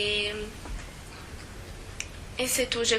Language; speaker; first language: French; non-native, fluent; Italian